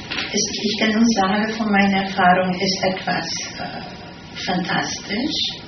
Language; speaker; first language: German; non-native, fluent; Italian